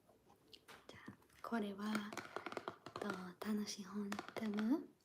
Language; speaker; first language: Japanese; non-native, learner; English